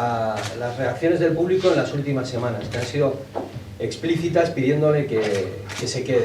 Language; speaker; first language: Spanish; native; Spanish